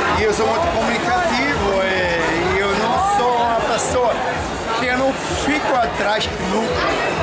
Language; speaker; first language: Portuguese; non-native, fluent; German